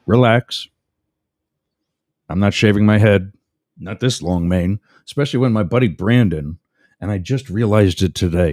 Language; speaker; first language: English; native; English